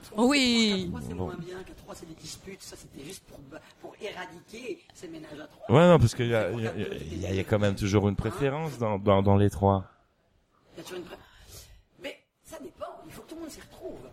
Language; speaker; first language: French; native; French